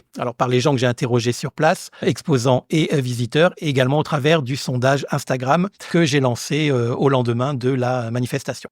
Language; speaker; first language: French; native; French